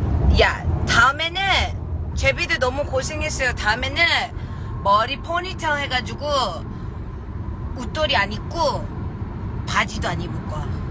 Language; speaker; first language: Korean; early bilingual, heritage; Korean